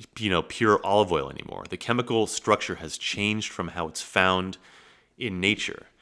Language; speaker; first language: English; native; English